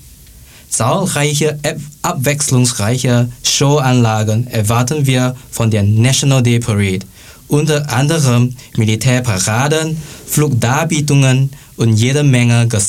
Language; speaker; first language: German; non-native, learner; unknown